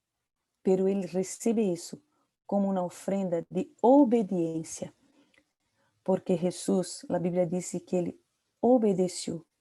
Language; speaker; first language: Portuguese; non-native, learner; Spanish